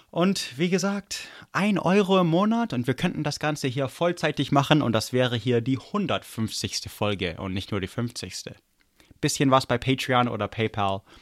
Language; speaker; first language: German; non-native, fluent; English